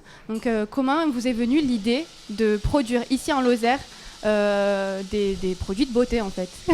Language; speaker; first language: French; native; French